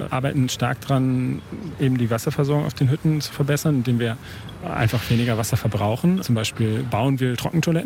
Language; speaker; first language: German; native; German